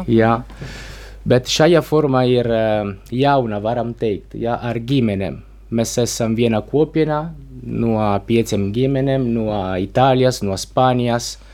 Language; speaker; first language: Latvian; non-native, learner; Italian